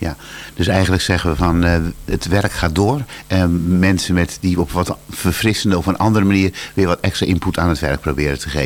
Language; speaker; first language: Dutch; native; Dutch